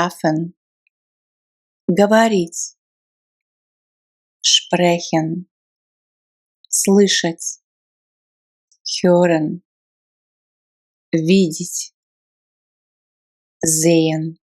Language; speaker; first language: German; non-native, fluent; Russian